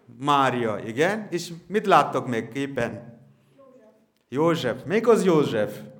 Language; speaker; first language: Hungarian; non-native, learner; Bangla